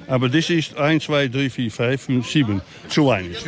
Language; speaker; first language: German; non-native, learner; Dutch